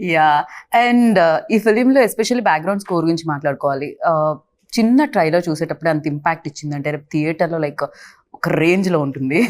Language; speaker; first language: Telugu; native; Telugu